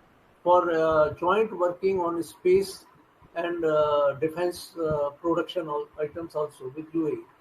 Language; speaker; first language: English; non-native, local second language; Hindi